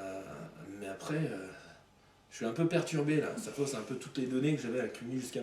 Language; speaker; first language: French; native; French